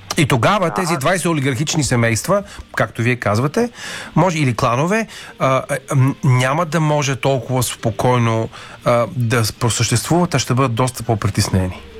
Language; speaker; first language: Bulgarian; native; Bulgarian